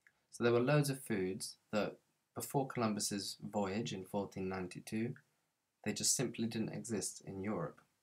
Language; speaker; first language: English; native; English